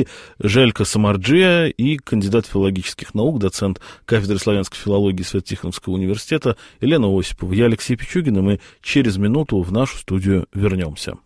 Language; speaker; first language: Russian; native; Russian